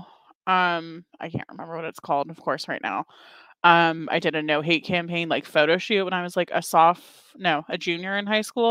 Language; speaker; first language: English; native; English